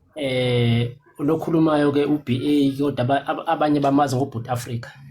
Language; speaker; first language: Zulu; non-native, local second language; Xhosa